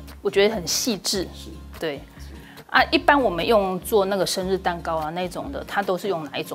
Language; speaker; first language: Chinese; native; Chinese